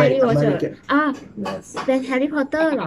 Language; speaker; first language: Japanese; non-native, learner; Thai